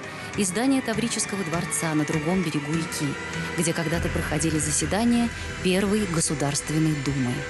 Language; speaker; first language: Russian; native; Russian